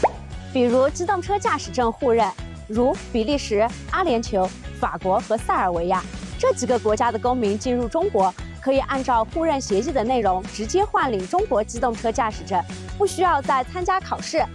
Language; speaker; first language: Chinese; native; Chinese